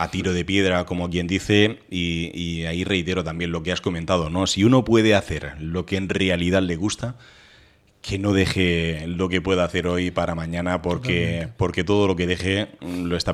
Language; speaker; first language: Spanish; native; Spanish